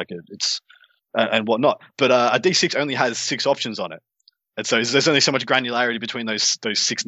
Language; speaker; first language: English; native; English